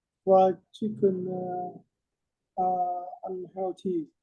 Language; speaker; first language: English; non-native, learner; Vietnamese